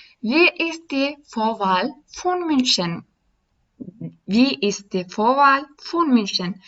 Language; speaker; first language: German; non-native, fluent; Turkish